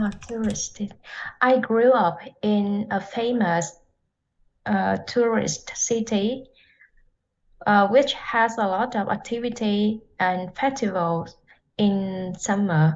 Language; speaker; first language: English; non-native, learner; Vietnamese